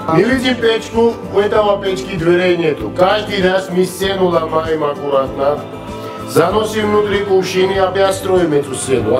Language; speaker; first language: Russian; non-native, fluent; Georgian